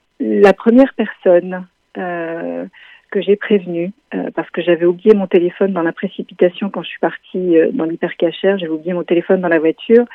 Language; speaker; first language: French; native; French